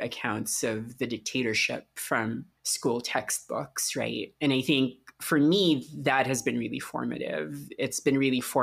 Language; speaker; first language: English; non-native, local second language; Filipino